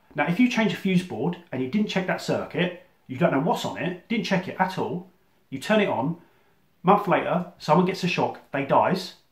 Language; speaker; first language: English; native; English